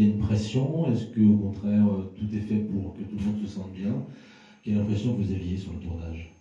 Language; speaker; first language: French; native; French